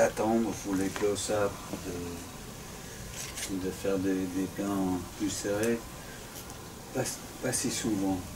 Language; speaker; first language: French; non-native, fluent; English